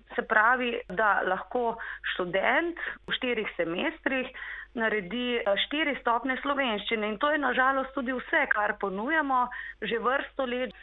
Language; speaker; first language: Slovenian; native; Slovenian